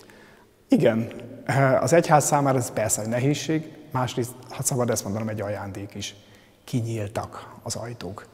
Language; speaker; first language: Hungarian; native; Hungarian